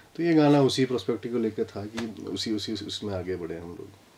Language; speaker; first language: Hindi; native; Hindi